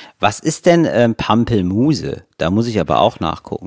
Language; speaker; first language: German; native; German